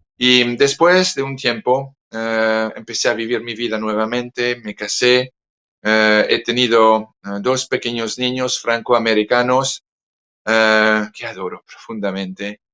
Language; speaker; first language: Spanish; non-native, fluent; French